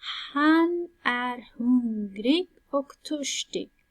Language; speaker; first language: Swedish; non-native, fluent; Pashto